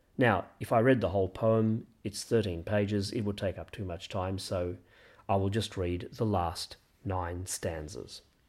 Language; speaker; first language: English; native; English